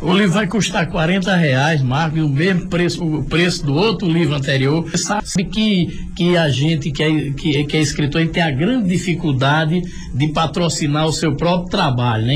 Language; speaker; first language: Portuguese; native; Portuguese